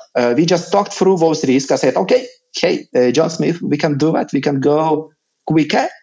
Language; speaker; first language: English; non-native, fluent; Lithuanian